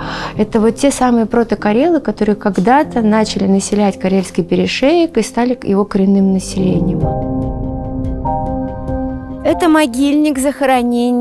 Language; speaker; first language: Russian; native; Russian